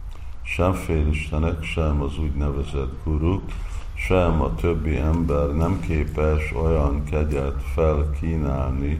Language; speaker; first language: Hungarian; early bilingual, heritage; English